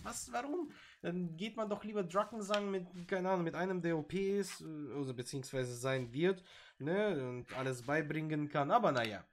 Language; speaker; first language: German; native; German